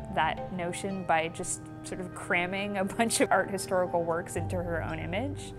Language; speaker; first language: English; native; English